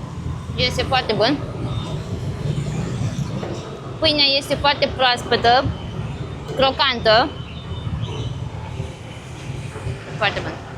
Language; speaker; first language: Romanian; native; Romanian